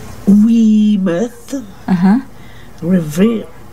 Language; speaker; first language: English; non-native, learner; French